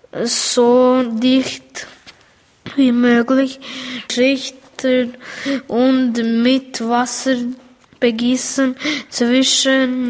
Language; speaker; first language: German; early bilingual, other home language; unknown